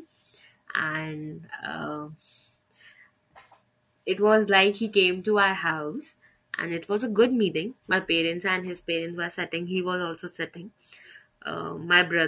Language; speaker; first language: English; non-native, local second language; Hindi